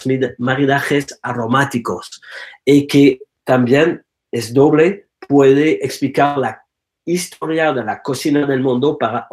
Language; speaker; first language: Spanish; non-native, learner; French